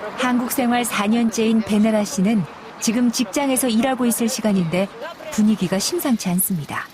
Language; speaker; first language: Korean; native; Korean